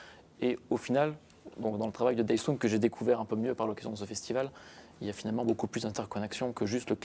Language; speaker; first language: French; native; French